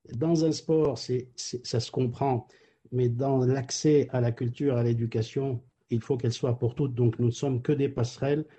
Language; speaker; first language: French; non-native, local second language; Arabic